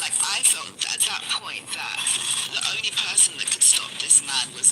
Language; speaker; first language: English; native; English